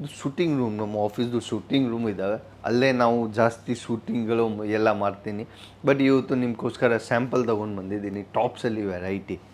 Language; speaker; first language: Kannada; non-native, fluent; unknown